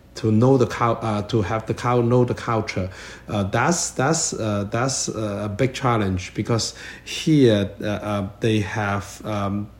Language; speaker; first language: English; non-native, learner; Chinese